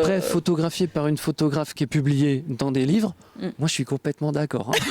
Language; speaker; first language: French; native; French